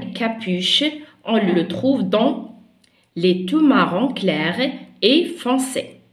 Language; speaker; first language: French; non-native, local second language; Arabic